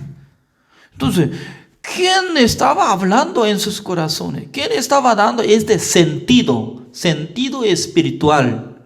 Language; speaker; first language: Spanish; non-native, learner; Korean